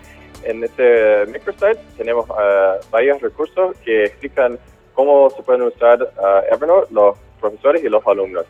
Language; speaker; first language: Spanish; non-native, fluent; English